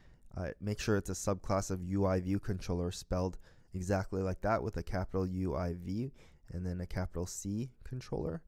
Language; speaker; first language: English; native; English